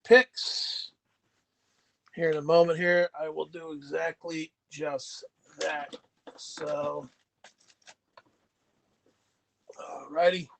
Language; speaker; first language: English; native; English